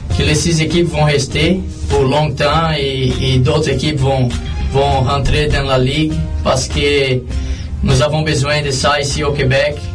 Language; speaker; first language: French; non-native, learner; Portuguese